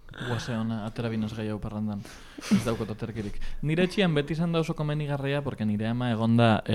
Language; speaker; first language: Basque; non-native, local second language; Spanish